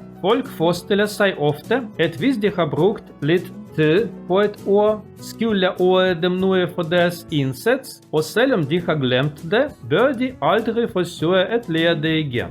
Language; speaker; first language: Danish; non-native, learner; Russian